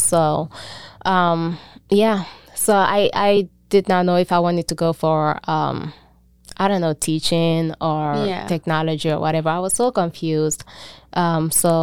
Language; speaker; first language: English; non-native, fluent; Mandingo